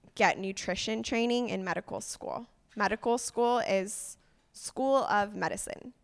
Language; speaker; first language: English; native; English